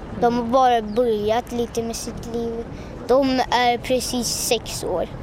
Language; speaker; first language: Swedish; early bilingual, other home language; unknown